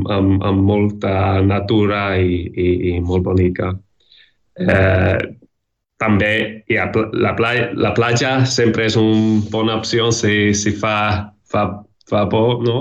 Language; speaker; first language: Catalan; non-native, learner; English